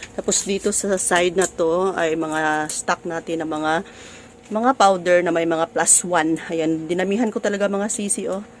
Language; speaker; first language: Filipino; non-native, local second language; Cebuano